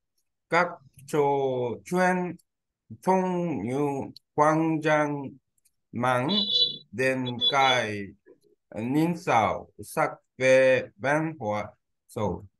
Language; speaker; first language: Vietnamese; non-native, learner; Korean